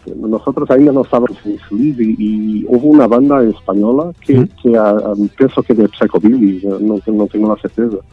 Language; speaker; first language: Spanish; non-native, learner; Portuguese